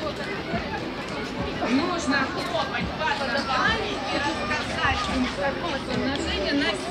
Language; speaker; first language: Russian; native; Russian